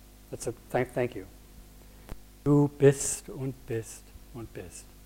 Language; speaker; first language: German; non-native, fluent; English